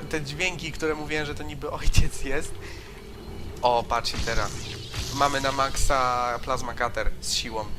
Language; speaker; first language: Polish; native; Polish